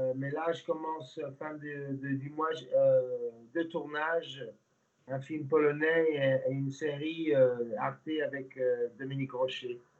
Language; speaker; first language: French; non-native, fluent; English